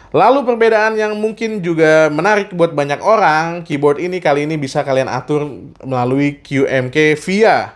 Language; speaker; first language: Indonesian; native; Indonesian